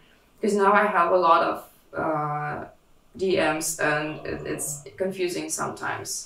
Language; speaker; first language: English; non-native, fluent; Russian